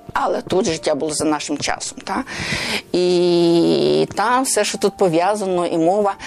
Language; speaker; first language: Ukrainian; native; Ukrainian